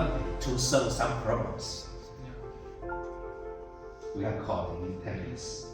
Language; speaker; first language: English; non-native, learner; Chinese